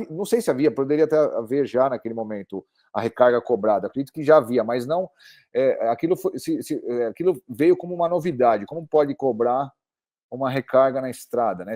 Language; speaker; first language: Portuguese; native; Portuguese